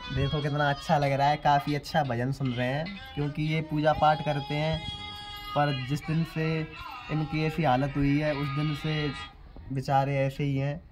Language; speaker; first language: Hindi; native; Hindi